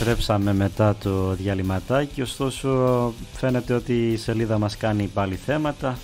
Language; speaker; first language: Greek; native; Greek